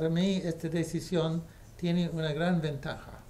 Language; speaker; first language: Spanish; non-native, fluent; English